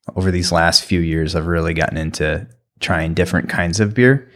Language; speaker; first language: English; native; English